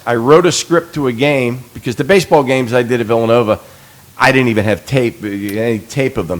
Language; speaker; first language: English; native; English